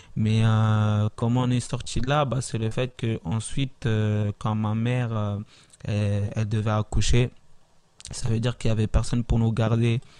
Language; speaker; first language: French; early bilingual, other home language; Italian